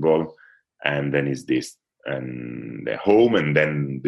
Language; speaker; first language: English; non-native, fluent; Italian